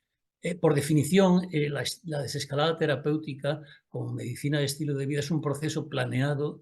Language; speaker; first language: Spanish; native; Spanish